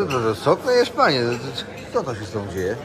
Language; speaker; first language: Polish; native; Polish